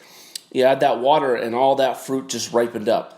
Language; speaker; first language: English; native; English